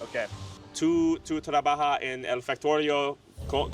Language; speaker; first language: Spanish; non-native, learner; English